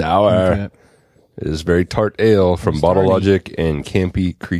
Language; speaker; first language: English; native; English